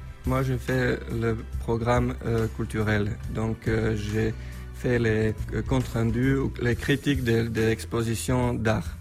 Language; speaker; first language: French; non-native, fluent; Slovenian